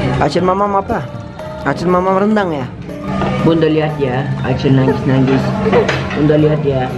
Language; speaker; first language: Indonesian; non-native, learner; Turkish